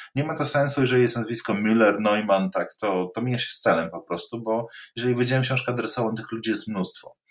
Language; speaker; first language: Polish; native; Polish